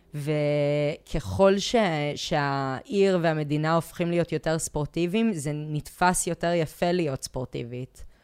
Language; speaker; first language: Hebrew; early bilingual, other home language; English